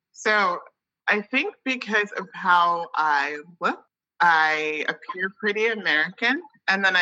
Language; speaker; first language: English; early bilingual, other home language; Akan